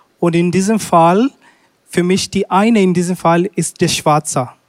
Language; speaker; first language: German; non-native, learner; Swahili